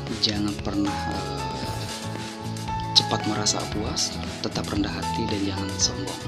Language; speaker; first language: Indonesian; native; Indonesian